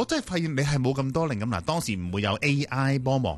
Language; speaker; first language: Cantonese; native; Cantonese